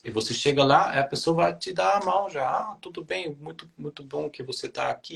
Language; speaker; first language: Portuguese; non-native, fluent; German